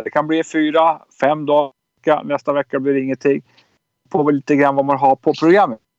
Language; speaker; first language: Swedish; native; Swedish